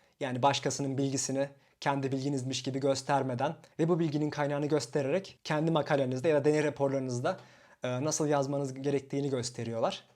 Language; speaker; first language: Turkish; native; Turkish